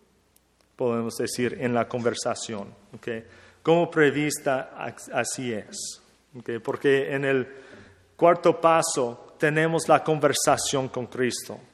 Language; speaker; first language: Spanish; non-native, fluent; English